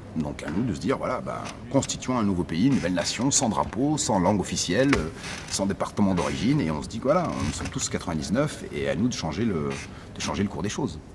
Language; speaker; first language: French; early bilingual, other home language; Arabic